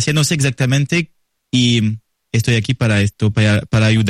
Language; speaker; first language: Spanish; non-native, learner; French